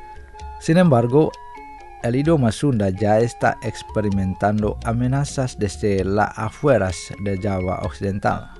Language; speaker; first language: Spanish; non-native, fluent; Indonesian